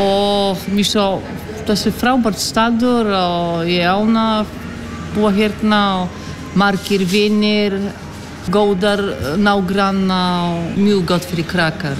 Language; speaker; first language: Icelandic; non-native, learner; Polish